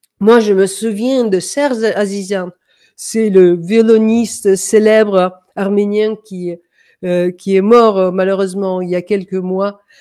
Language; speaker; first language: French; non-native, fluent; Danish